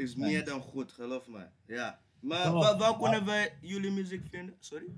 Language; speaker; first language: Dutch; non-native, learner; English